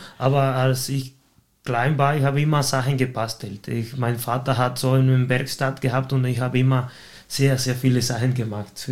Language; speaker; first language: German; non-native, fluent; Spanish